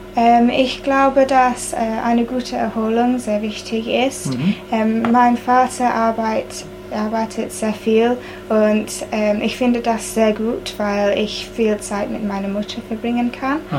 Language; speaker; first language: German; non-native, learner; English